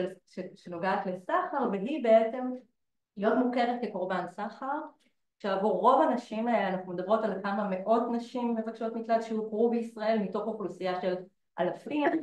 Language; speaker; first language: Hebrew; native; Hebrew